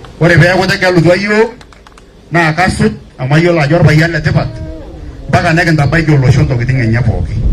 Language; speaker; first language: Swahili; non-native, local second language; Masai